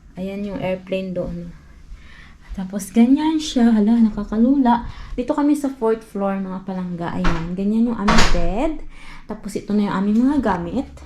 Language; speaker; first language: Filipino; non-native, local second language; Cebuano